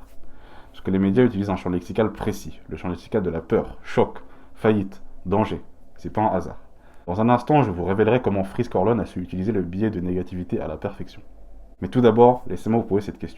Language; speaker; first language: French; native; French